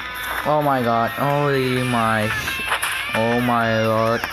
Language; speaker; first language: English; non-native, learner; Indonesian